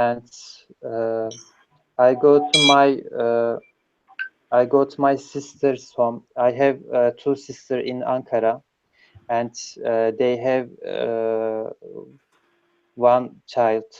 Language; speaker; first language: English; non-native, learner; Turkish